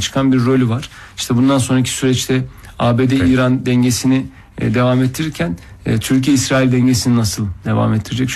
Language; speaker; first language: Turkish; native; Turkish